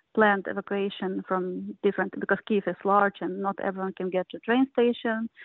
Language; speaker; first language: English; non-native, learner; Ukrainian